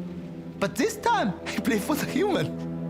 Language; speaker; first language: English; non-native, learner; Chinese